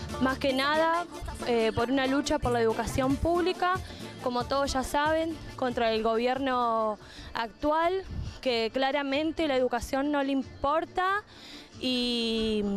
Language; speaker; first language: Spanish; native; Spanish